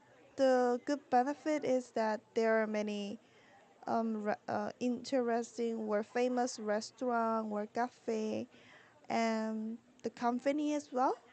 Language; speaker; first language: English; non-native, learner; Korean